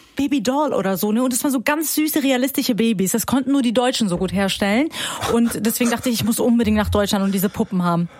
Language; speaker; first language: German; early bilingual, other home language; Persian